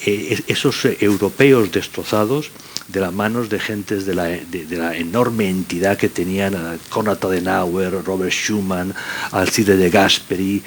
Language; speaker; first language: Spanish; native; Spanish